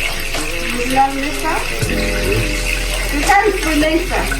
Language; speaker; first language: Dutch; early bilingual, other home language; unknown